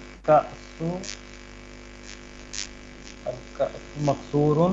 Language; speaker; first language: Arabic; non-native, learner; Urdu